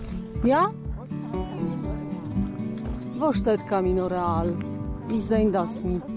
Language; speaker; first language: German; non-native, learner; Polish